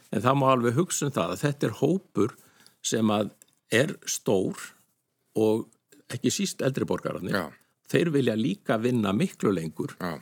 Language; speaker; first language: Icelandic; native; Icelandic